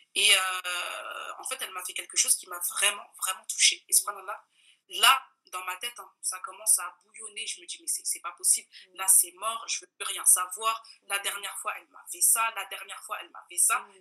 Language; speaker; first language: French; non-native, local second language; Bambara